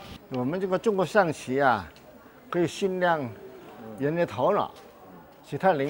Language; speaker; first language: Chinese; native; Chinese